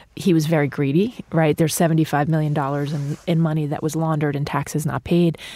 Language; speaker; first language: English; early bilingual, other home language; Ukrainian